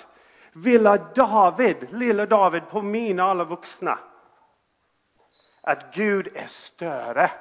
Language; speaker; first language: Swedish; non-native, fluent; English